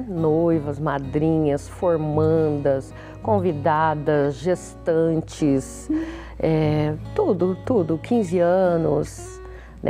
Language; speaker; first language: Portuguese; native; Portuguese